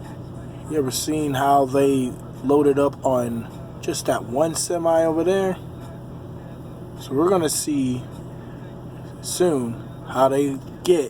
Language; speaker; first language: English; native; English